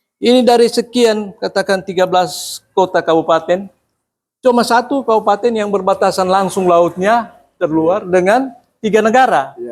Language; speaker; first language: Indonesian; non-native, local second language; Buginese